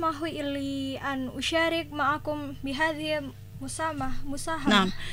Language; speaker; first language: Arabic; non-native, learner; Indonesian